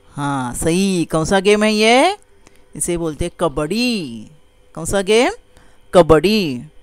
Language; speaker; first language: Hindi; non-native, local second language; Marathi